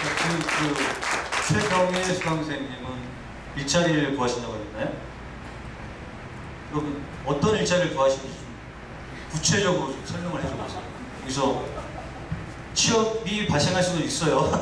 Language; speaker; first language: Korean; native; Korean